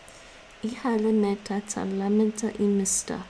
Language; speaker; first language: Finnish; non-native, learner; English